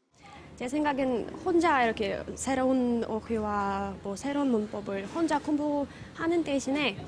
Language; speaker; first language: Korean; non-native, fluent; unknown